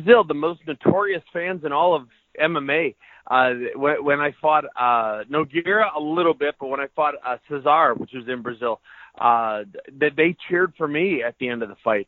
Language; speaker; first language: English; native; English